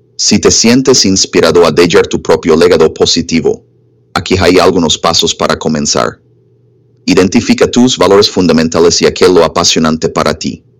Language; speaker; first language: Spanish; non-native, fluent; English